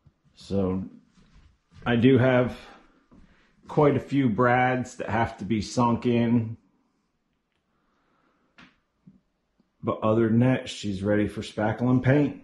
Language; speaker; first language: English; native; English